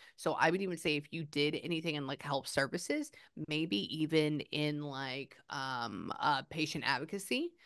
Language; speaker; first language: English; native; English